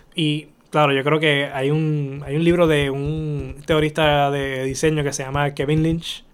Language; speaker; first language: Spanish; native; Spanish